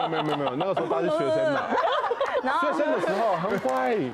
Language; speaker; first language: Chinese; non-native, fluent; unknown